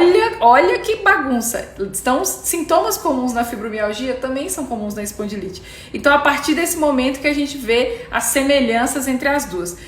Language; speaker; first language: Portuguese; native; Portuguese